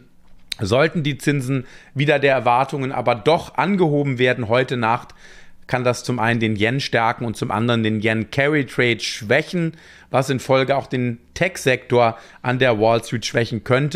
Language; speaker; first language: German; native; German